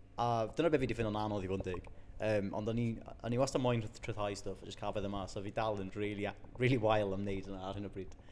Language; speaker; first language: Welsh; native; Welsh